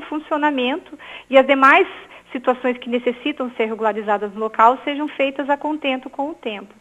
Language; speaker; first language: Portuguese; native; Portuguese